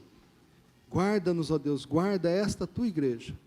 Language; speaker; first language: Portuguese; native; Portuguese